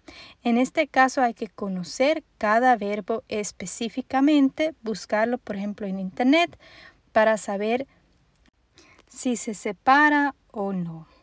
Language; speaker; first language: Spanish; non-native, fluent; German